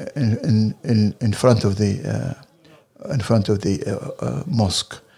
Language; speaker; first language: English; non-native, fluent; Arabic